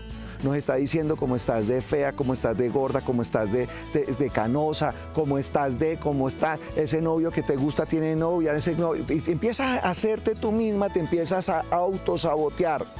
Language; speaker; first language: Spanish; native; Spanish